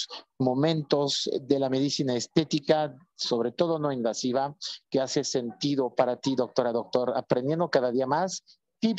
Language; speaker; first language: Spanish; native; Spanish